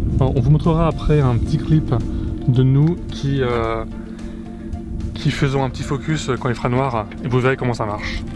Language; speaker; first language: French; native; French